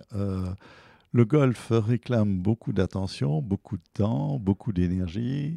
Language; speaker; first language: French; native; French